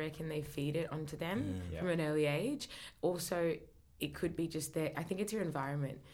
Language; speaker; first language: English; native; English